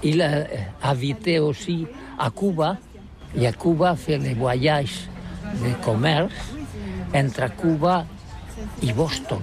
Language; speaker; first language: French; non-native, learner; Catalan